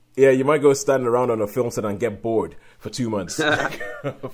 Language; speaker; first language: English; non-native, local second language; Yoruba